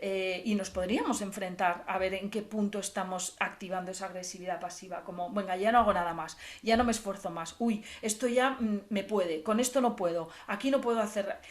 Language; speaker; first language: Spanish; native; Spanish